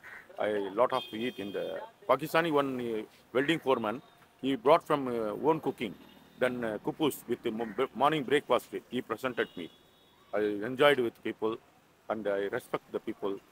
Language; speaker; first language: English; non-native, learner; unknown